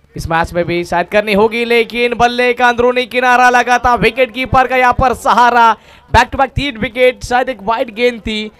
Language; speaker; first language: Hindi; non-native, local second language; Marathi